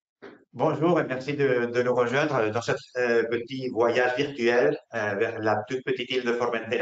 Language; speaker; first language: French; non-native, fluent; Spanish